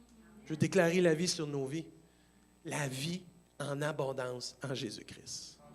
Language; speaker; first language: French; native; French